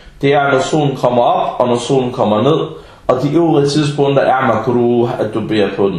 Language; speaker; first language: Danish; early bilingual, other home language; Arabic